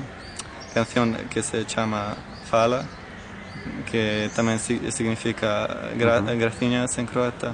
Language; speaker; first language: Spanish; non-native, learner; Croatian